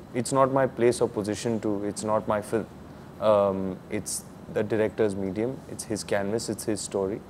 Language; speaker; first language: Hindi; native; Hindi